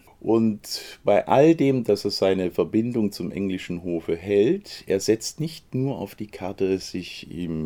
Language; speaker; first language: German; native; German